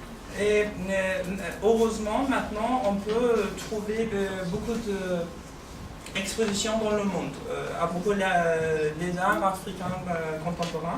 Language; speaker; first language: French; non-native, fluent; Persian